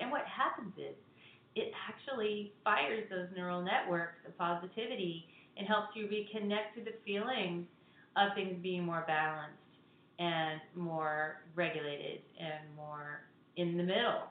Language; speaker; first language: English; native; English